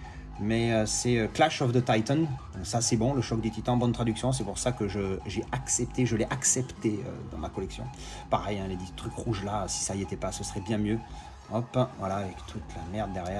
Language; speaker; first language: French; native; French